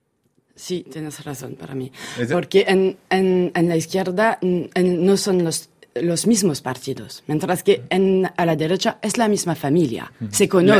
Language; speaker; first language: Spanish; non-native, fluent; French